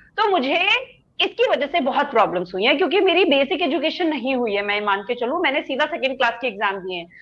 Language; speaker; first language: Hindi; native; Hindi